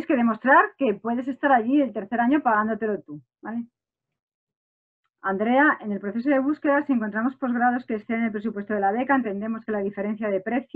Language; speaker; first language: Spanish; native; Spanish